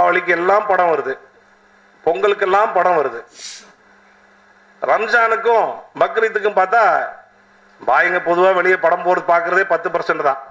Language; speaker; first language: Tamil; native; Tamil